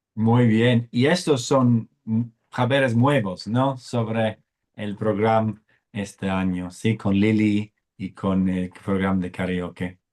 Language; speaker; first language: Spanish; non-native, fluent; English